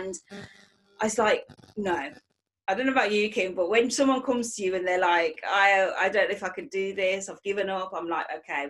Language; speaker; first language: English; native; English